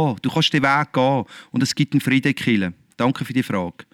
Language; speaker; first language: German; native; German